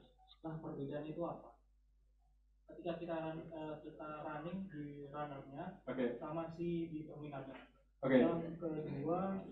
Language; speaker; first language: Indonesian; native; Indonesian